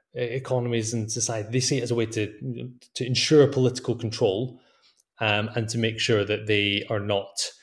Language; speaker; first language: English; native; English